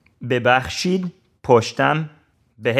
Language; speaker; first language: Persian; non-native, learner; English